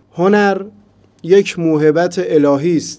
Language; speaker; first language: Persian; native; Persian